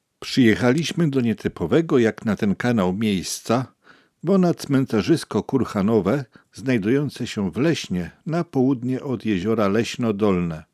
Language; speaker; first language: Polish; native; Polish